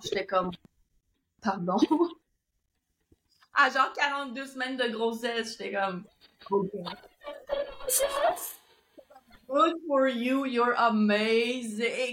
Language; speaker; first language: French; native; French